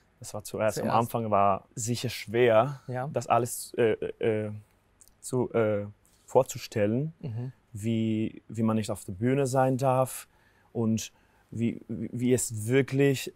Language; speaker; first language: German; non-native, fluent; Spanish